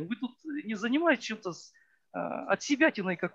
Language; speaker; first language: Russian; native; Russian